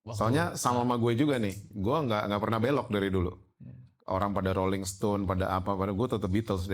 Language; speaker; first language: Indonesian; native; Indonesian